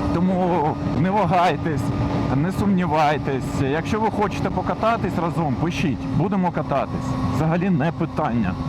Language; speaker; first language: Ukrainian; non-native, local second language; Russian